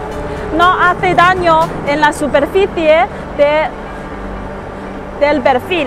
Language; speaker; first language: Spanish; non-native, learner; Chinese